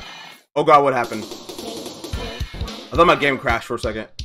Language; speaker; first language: English; native; English